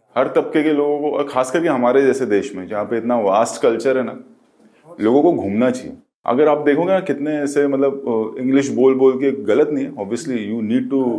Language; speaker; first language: Hindi; native; Hindi